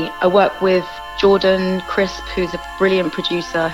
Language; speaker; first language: English; native; English